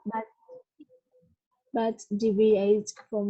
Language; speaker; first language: English; non-native, learner; Vietnamese